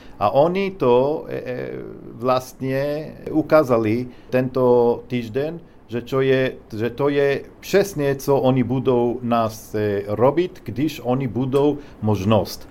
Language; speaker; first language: Czech; non-native, learner; Hebrew